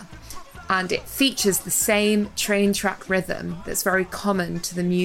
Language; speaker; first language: English; native; English